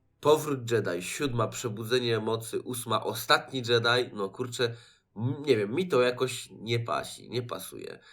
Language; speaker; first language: Polish; native; Polish